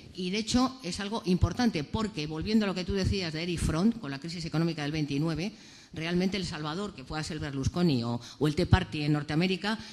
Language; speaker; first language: Spanish; native; Spanish